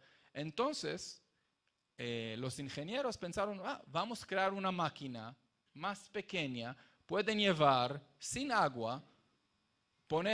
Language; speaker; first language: Spanish; non-native, fluent; Hebrew